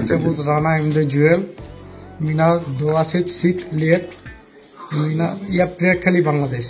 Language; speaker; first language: Russian; non-native, learner; Bangla